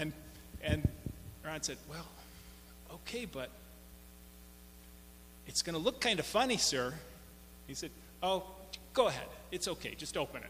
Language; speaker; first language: English; native; English